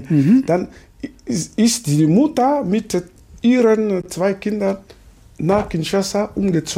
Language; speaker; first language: German; non-native, learner; Lingala